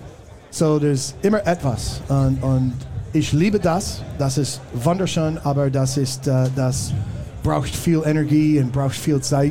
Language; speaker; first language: German; non-native, learner; English